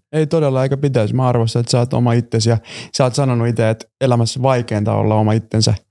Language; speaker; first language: Finnish; native; Finnish